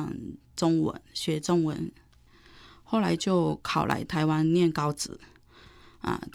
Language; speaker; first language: Chinese; non-native, fluent; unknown